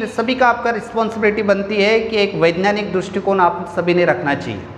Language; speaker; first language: Hindi; non-native, local second language; Marathi